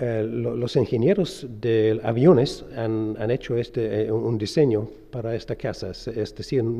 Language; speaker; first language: Spanish; non-native, fluent; English